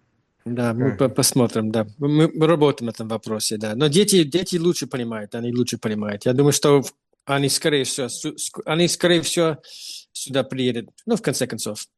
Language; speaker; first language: Russian; non-native, fluent; English